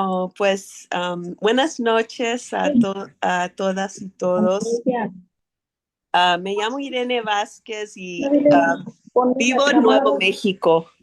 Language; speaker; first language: Spanish; early bilingual, heritage; English